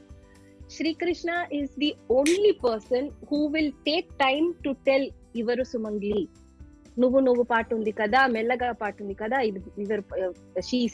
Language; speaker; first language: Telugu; non-native, local second language; Tamil